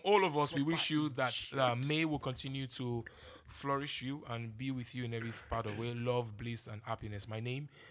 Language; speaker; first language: English; non-native, local second language; Yoruba